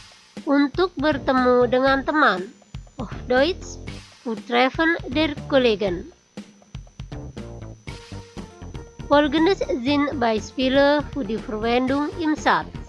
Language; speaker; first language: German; non-native, fluent; Indonesian